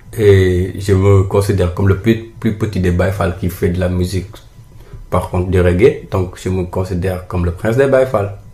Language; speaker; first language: French; non-native, local second language; Wolof